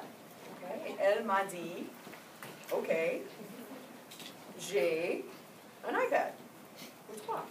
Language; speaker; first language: French; non-native, fluent; English